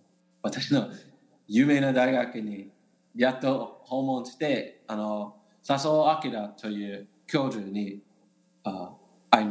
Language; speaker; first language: Japanese; non-native, learner; English